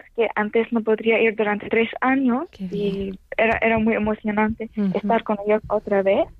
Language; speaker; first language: Spanish; non-native, learner; Arabic